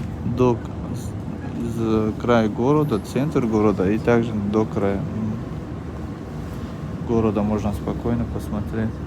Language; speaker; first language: Russian; non-native, fluent; Tajik